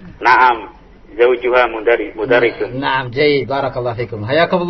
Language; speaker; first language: Arabic; non-native, fluent; Indonesian